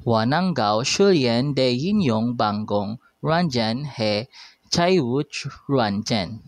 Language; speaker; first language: Chinese; non-native, learner; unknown